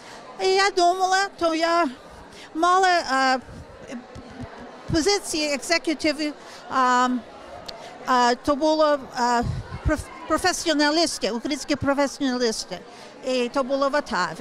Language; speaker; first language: Ukrainian; early bilingual, heritage; English